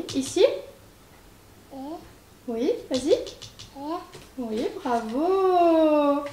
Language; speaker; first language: French; native; French